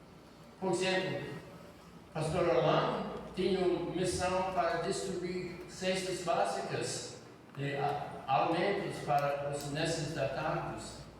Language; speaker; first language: Portuguese; non-native, fluent; English